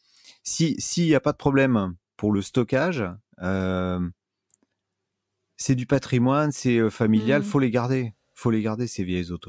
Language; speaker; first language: French; native; French